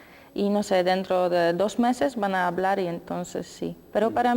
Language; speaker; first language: Spanish; non-native, learner; Polish